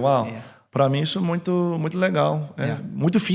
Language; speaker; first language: Portuguese; early bilingual, heritage; English